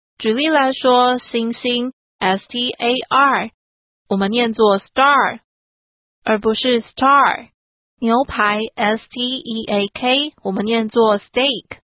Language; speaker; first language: Chinese; native; Chinese